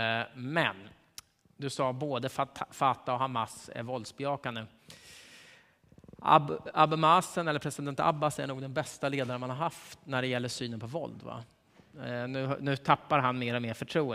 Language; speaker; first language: Swedish; native; Swedish